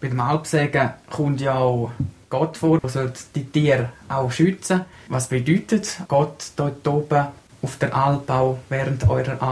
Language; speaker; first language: German; native; German